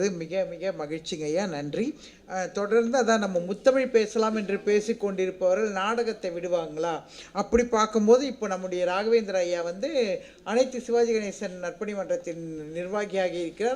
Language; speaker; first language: Tamil; native; Tamil